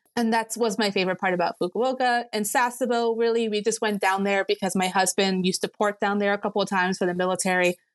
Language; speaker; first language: English; native; English